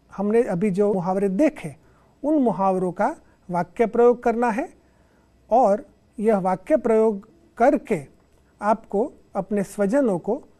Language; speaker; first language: Hindi; non-native, local second language; Gujarati